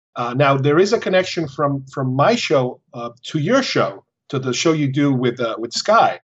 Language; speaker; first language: English; early bilingual, other home language; Spanish